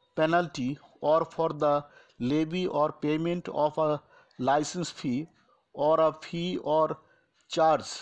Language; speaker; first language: English; non-native, local second language; Bangla